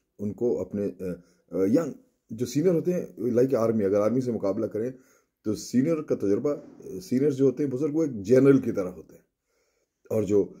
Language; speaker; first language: Urdu; native; Urdu